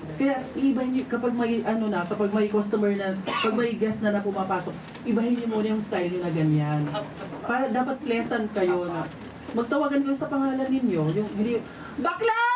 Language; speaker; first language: Filipino; non-native, local second language; Waray